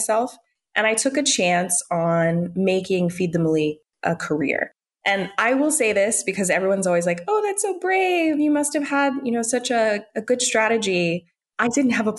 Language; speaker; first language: English; native; English